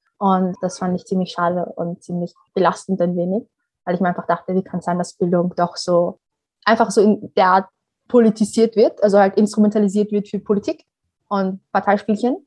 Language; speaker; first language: German; early bilingual, other home language; Somali